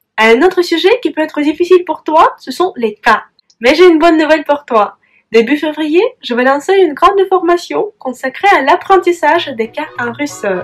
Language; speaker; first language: French; non-native, fluent; Russian